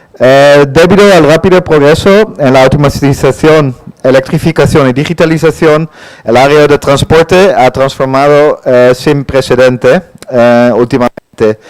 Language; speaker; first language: Spanish; non-native, fluent; Dutch